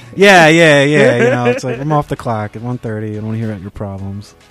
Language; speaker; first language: English; native; English